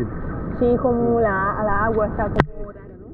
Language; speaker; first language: Spanish; non-native, fluent; Portuguese